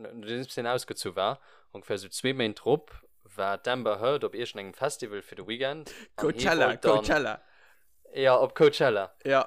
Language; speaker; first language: Luxembourgish; early bilingual, other home language; English